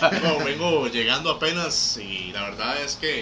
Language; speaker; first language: Spanish; native; Spanish